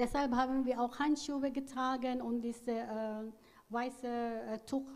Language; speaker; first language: German; non-native, fluent; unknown